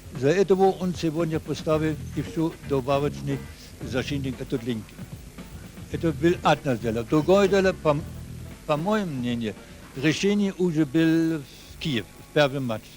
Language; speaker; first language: Russian; non-native, learner; German